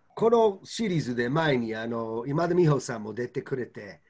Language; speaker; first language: Japanese; non-native, fluent; English